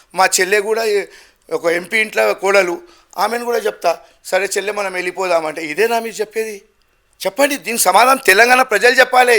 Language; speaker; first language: Telugu; non-native, local second language; Gujarati